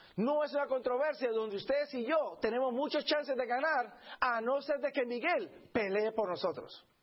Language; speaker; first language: Spanish; native; Spanish